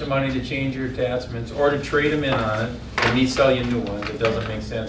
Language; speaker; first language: English; native; English